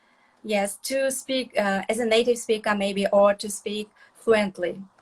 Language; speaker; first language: English; non-native, fluent; Kazakh